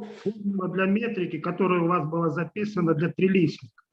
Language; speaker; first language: Russian; native; Russian